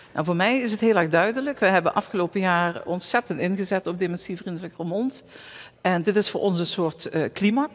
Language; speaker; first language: Dutch; native; Dutch